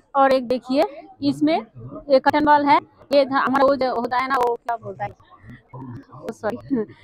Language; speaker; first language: Hindi; non-native, local second language; Bangla